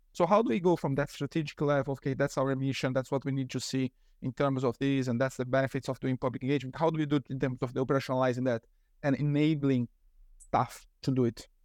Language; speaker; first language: English; non-native, fluent; Portuguese